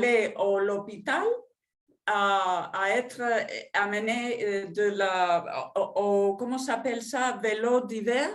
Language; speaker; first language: French; non-native, fluent; Spanish